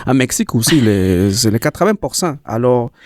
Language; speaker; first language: French; non-native, learner; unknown